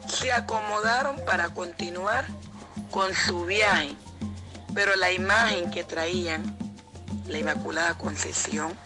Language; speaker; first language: Spanish; native; Spanish